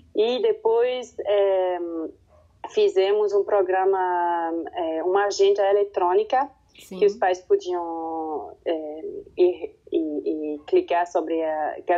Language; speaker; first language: Portuguese; non-native, fluent; French